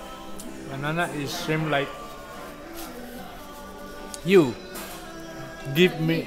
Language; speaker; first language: English; non-native, learner; Indonesian